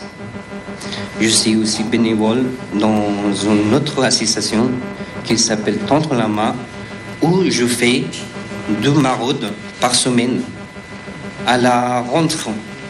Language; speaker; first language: French; non-native, fluent; Persian